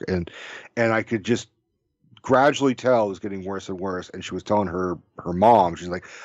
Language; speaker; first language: English; native; English